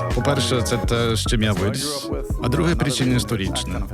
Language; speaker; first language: Ukrainian; non-native, fluent; English